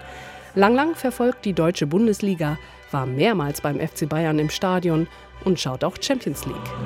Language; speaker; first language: German; native; German